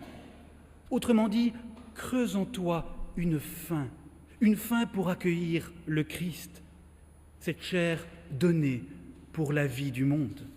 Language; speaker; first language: French; native; French